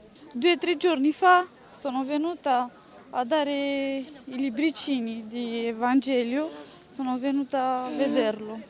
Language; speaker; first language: Italian; non-native, fluent; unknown